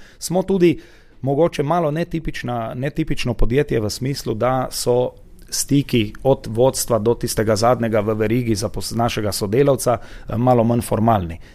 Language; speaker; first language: Slovenian; native; Slovenian